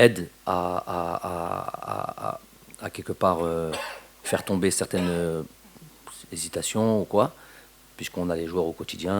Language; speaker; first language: French; native; French